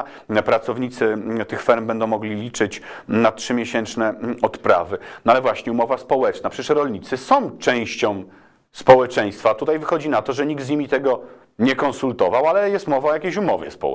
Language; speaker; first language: Polish; native; Polish